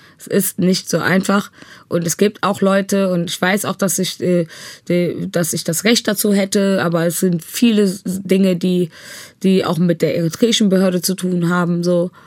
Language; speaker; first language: German; early bilingual, other home language; Tigrinya